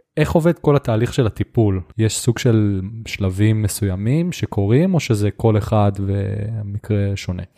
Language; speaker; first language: Hebrew; native; Hebrew